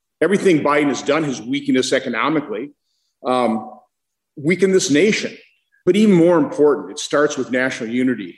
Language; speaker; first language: English; native; English